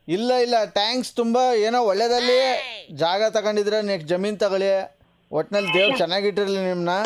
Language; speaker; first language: Kannada; native; Kannada